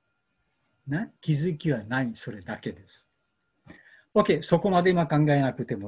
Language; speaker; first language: Japanese; non-native, learner; Bangla